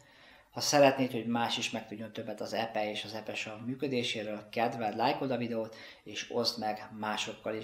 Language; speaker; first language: Hungarian; native; Hungarian